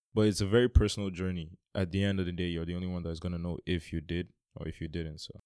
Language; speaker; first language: English; non-native, local second language; Yoruba